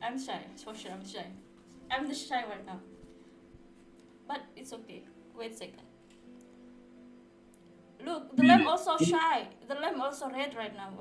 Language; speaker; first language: English; non-native, learner; Indonesian